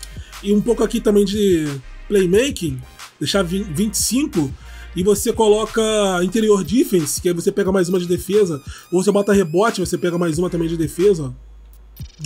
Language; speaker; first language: Portuguese; native; Portuguese